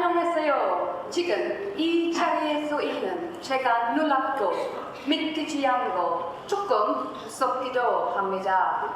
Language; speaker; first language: Korean; non-native, learner; English